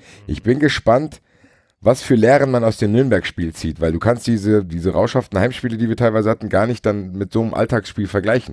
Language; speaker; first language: German; native; German